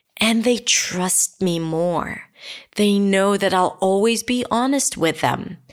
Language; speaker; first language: English; non-native, fluent; Hebrew